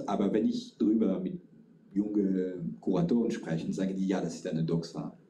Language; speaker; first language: German; non-native, fluent; French